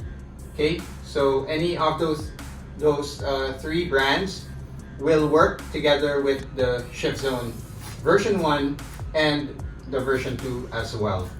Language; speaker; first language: English; non-native, local second language; Filipino